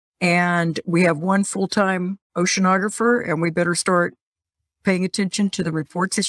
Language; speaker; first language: English; native; English